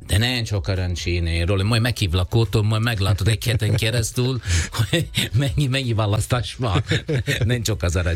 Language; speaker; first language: Hungarian; non-native, fluent; Italian